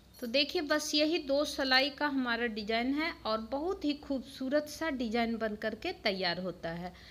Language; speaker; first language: Hindi; native; Hindi